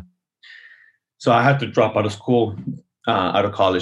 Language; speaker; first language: English; non-native, fluent; Spanish